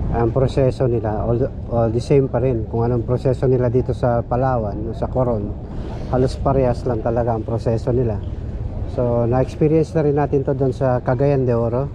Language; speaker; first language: Filipino; native; Filipino